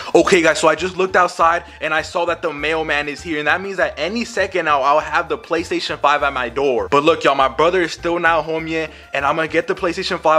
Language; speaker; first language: English; early bilingual, other home language; Spanish